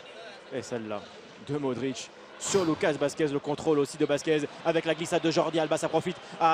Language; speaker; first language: French; native; French